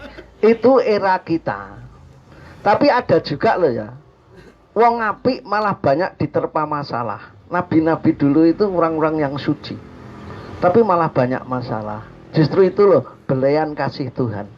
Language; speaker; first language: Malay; non-native, local second language; Javanese